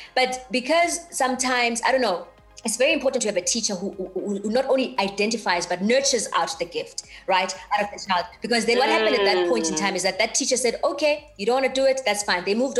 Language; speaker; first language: English; non-native, local second language; Xhosa